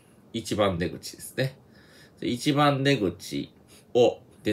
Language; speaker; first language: Japanese; native; Japanese